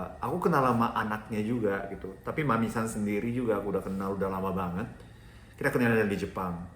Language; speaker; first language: Indonesian; non-native, fluent; Japanese